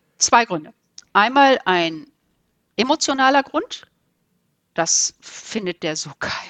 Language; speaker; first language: German; early bilingual, other home language; Turkish